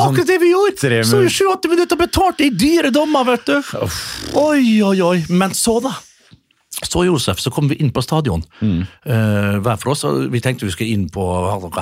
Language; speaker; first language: Norwegian; native; Norwegian